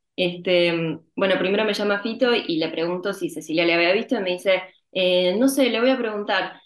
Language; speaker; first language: Spanish; early bilingual, other home language; Ukrainian